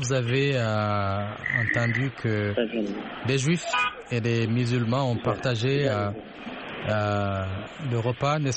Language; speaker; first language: French; non-native, local second language; Rundi